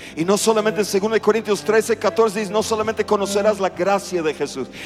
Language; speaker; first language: Spanish; non-native, fluent; English